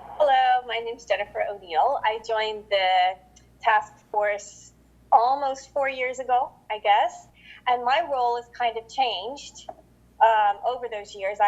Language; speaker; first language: English; native; English